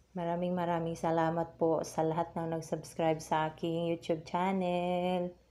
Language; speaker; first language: Filipino; non-native, local second language; Cebuano